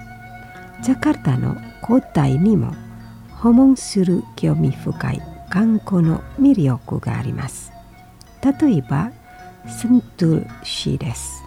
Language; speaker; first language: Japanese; non-native, fluent; Indonesian